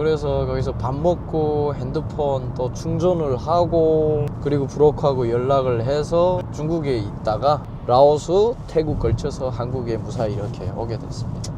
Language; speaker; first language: Korean; native; Korean